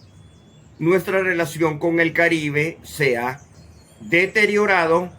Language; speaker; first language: Spanish; native; Spanish